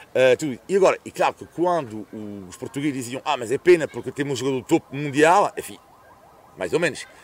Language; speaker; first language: Portuguese; non-native, fluent; French